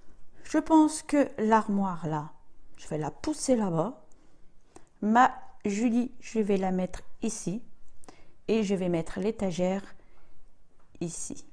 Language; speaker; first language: French; native; French